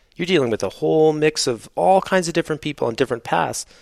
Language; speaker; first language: English; native; English